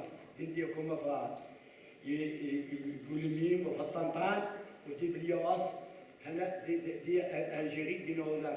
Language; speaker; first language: Danish; non-native, learner; Arabic